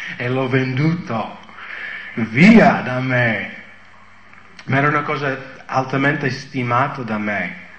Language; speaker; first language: Italian; non-native, fluent; English